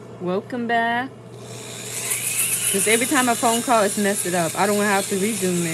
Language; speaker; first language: English; non-native, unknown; Vietnamese